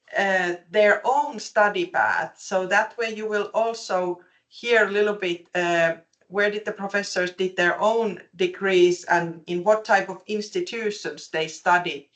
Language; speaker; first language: English; non-native, fluent; Finnish